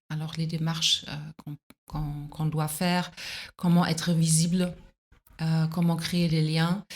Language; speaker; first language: French; non-native, fluent; German